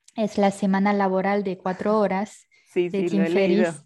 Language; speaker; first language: Spanish; non-native, fluent; French